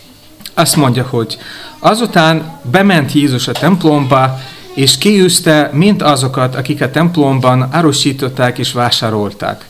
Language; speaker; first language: Hungarian; non-native, fluent; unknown